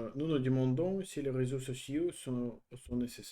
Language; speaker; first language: French; non-native, learner; Russian